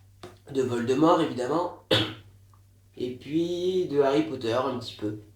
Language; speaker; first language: French; native; French